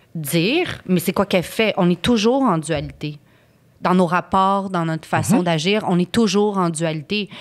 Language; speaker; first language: French; native; French